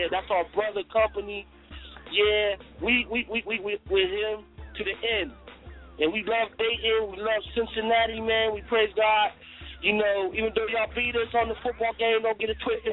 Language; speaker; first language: English; native; English